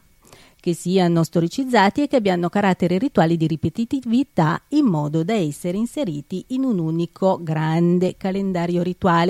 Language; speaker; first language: Italian; native; Italian